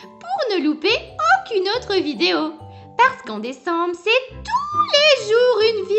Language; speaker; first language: French; native; French